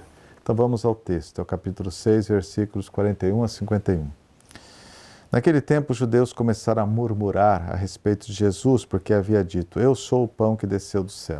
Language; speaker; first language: Portuguese; native; Portuguese